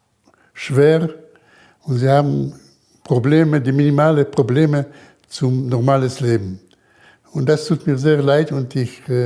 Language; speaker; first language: German; early bilingual, heritage; German